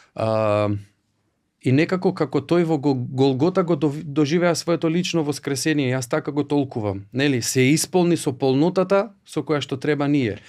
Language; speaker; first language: Macedonian; native; Macedonian